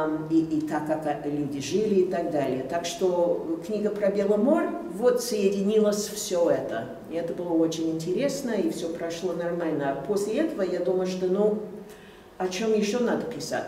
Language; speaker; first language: Russian; non-native, fluent; English